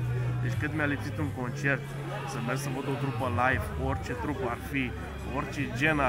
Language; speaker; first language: Romanian; native; Romanian